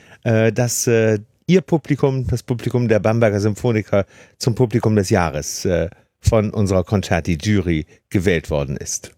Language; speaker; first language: German; native; German